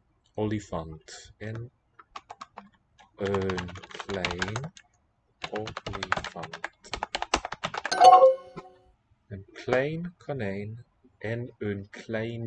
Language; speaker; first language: Dutch; non-native, learner; English